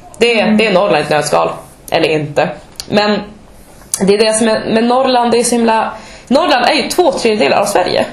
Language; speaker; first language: Swedish; native; Swedish